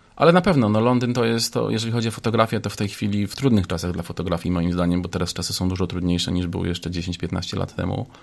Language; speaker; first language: Polish; native; Polish